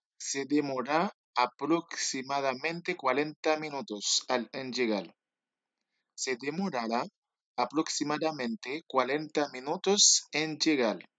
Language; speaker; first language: Spanish; non-native, learner; Haitian Creole